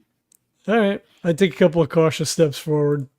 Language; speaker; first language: English; native; English